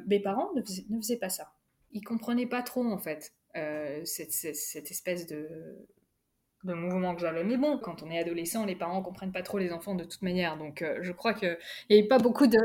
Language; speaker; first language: French; early bilingual, other home language; Urdu